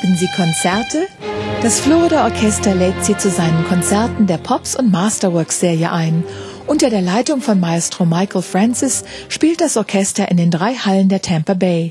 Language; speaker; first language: German; native; German